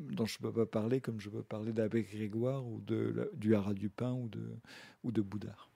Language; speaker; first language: French; native; French